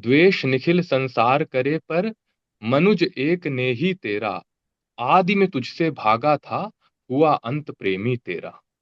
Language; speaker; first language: Hindi; native; Hindi